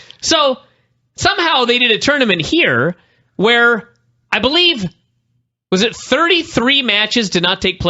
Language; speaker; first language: English; native; English